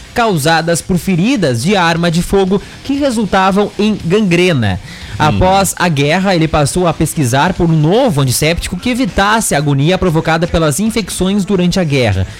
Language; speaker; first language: Portuguese; native; Portuguese